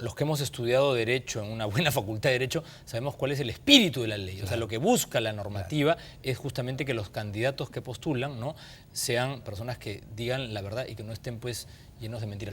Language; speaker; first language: Spanish; native; Spanish